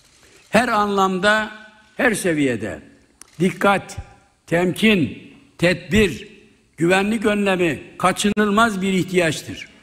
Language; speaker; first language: Turkish; native; Turkish